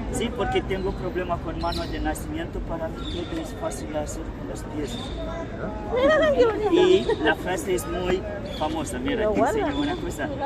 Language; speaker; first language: Spanish; non-native, learner; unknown